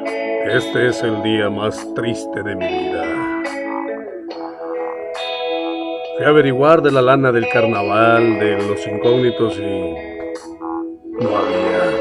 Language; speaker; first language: Spanish; native; Spanish